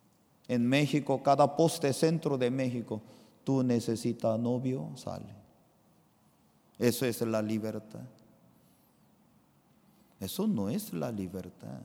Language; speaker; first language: Spanish; non-native, fluent; Korean